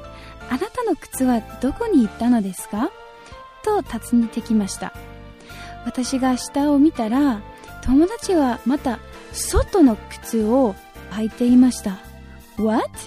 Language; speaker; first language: Japanese; non-native, learner; English